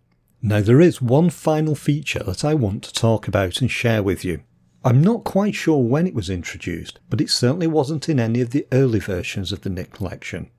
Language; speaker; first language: English; native; English